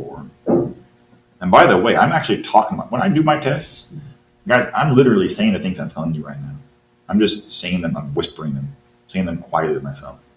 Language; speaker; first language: English; native; English